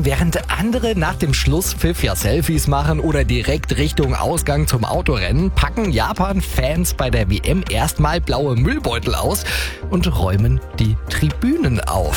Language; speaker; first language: German; native; German